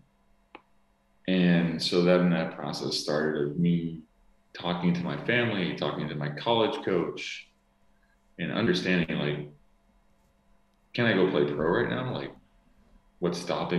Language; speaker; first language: English; native; English